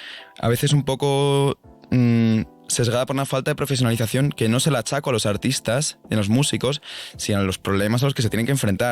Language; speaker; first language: Spanish; native; Spanish